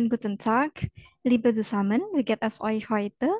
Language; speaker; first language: German; non-native, fluent; Indonesian